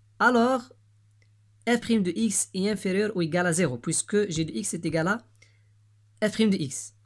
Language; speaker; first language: French; non-native, local second language; Arabic